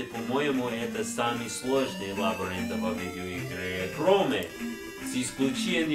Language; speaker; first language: Russian; non-native, learner; English